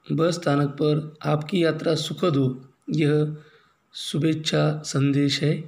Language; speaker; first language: Hindi; non-native, local second language; Marathi